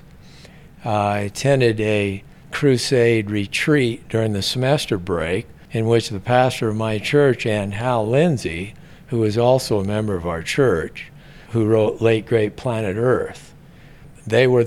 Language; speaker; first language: English; native; English